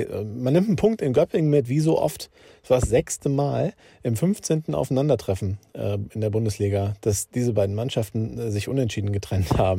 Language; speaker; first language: German; native; German